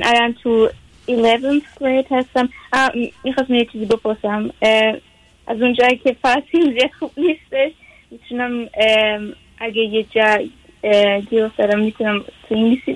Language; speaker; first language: Persian; early bilingual, heritage; Persian